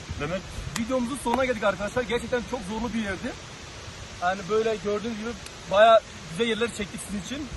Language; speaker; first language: Turkish; early bilingual, heritage; Turkish